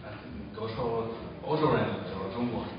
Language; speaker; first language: Chinese; non-native, learner; German